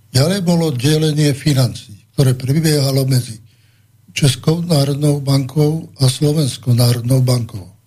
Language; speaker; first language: Slovak; native; Slovak